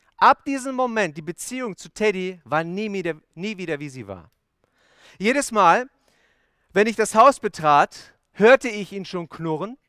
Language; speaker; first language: German; early bilingual, other home language; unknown